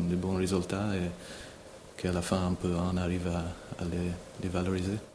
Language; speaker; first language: French; non-native, learner; English